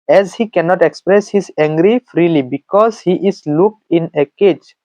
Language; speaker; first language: English; non-native, local second language; Assamese